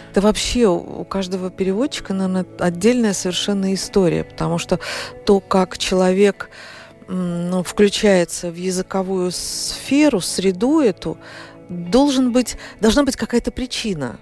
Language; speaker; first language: Russian; native; Russian